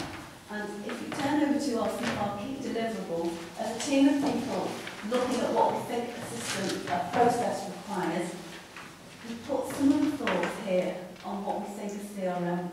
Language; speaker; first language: English; native; English